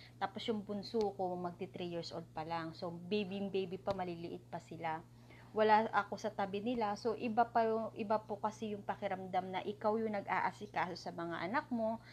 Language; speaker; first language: Filipino; native; Filipino